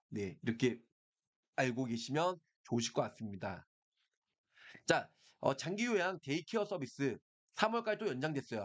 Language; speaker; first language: Korean; native; Korean